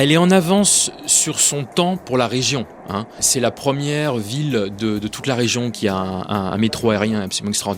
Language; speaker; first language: French; native; French